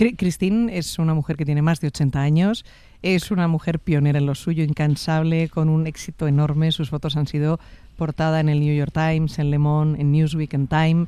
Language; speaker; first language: Spanish; native; Spanish